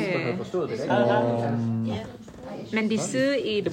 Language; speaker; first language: Danish; non-native, learner; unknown